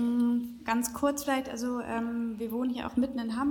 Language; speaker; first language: German; native; German